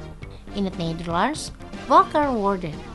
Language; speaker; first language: Dutch; non-native, fluent; Indonesian